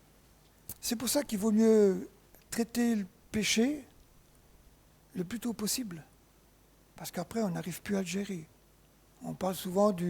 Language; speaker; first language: French; native; French